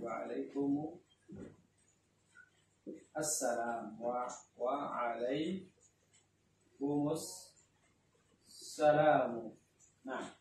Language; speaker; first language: Arabic; non-native, fluent; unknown